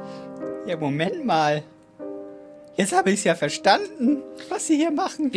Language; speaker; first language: German; native; German